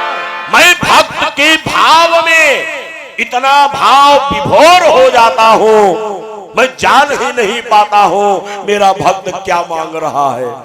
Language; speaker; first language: Hindi; native; Hindi